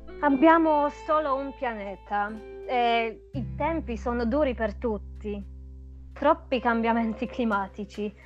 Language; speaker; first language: Italian; non-native, fluent; Polish